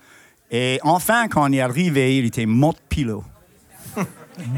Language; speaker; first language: French; non-native, fluent; English